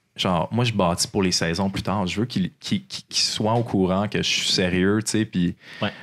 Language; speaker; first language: French; native; French